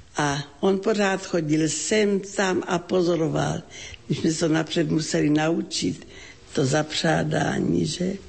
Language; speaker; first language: Czech; native; Czech